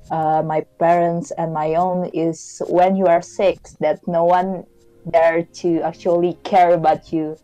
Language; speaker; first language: English; non-native, fluent; Indonesian